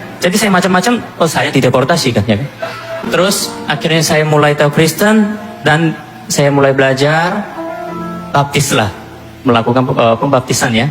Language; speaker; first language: Indonesian; non-native, fluent; Korean